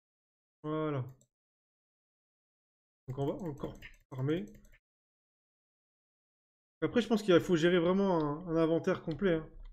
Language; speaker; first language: French; native; French